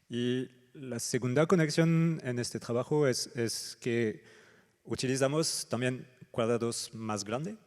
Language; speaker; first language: Spanish; non-native, fluent; French